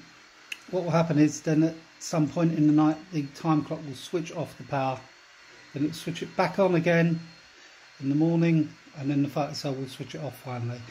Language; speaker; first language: English; native; English